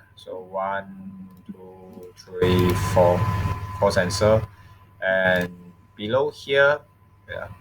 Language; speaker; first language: English; non-native, local second language; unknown